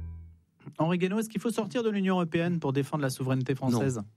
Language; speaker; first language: French; native; French